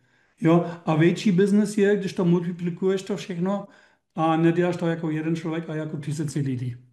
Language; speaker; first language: Czech; non-native, learner; German